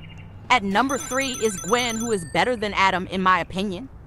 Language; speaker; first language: English; native; English